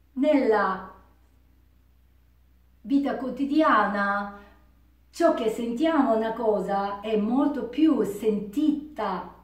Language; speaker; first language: Italian; non-native, learner; Japanese